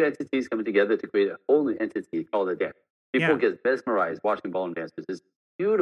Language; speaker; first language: English; non-native, fluent; French